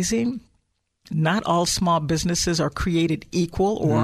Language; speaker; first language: English; native; English